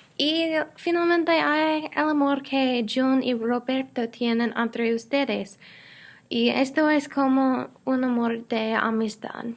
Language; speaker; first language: Spanish; non-native, learner; English